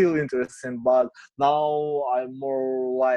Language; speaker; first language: English; non-native, learner; Ukrainian